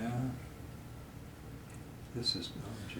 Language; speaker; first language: English; native; English